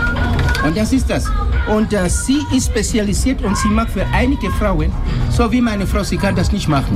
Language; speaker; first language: German; non-native, local second language; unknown